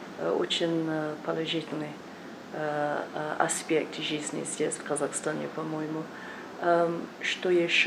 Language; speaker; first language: Russian; non-native, learner; English